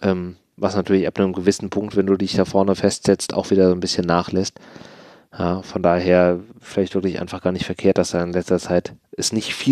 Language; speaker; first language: German; native; German